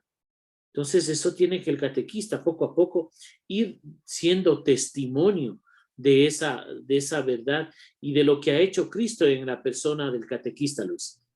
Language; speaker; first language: Spanish; native; Spanish